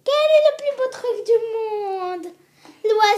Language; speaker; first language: French; native; French